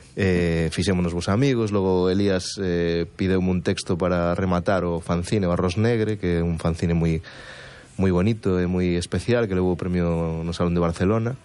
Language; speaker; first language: Galician; native; Galician